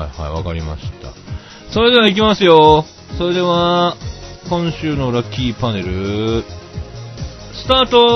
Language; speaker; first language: Japanese; native; Japanese